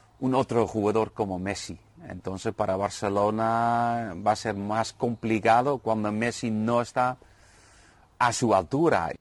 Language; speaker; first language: Spanish; non-native, fluent; Dutch